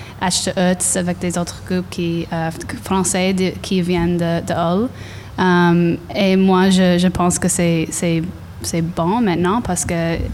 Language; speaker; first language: French; non-native, learner; English